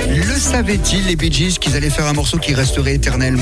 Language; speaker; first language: French; native; French